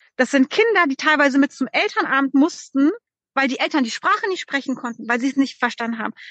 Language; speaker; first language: German; early bilingual, other home language; Polish